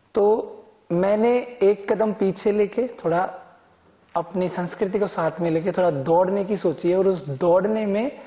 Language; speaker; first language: Hindi; native; Hindi